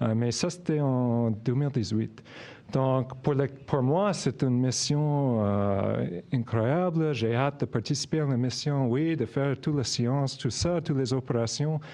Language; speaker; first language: French; non-native, fluent; English